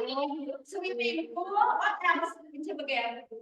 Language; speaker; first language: English; non-native, learner; Indonesian